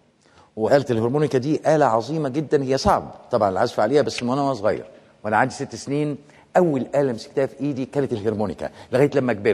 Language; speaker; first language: Arabic; native; Arabic